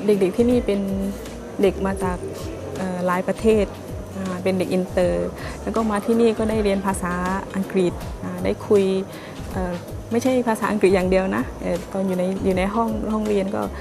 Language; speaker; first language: Thai; early bilingual, heritage; Thai